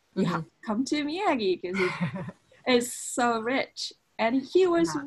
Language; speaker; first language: English; non-native, fluent; Japanese